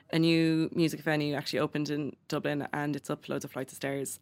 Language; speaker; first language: English; native; English